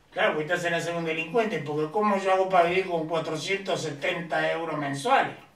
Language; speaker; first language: Spanish; native; Spanish